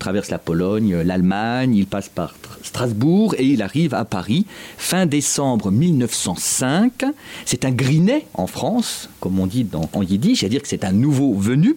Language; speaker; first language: French; native; French